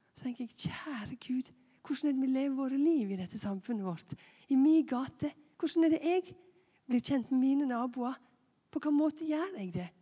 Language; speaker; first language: Norwegian; native; Norwegian